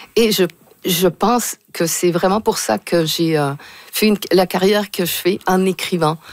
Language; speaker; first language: French; native; French